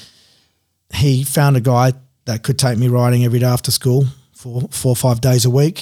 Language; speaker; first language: English; native; English